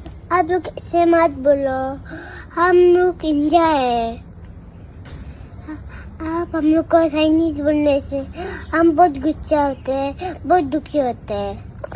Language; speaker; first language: Hindi; non-native, local second language; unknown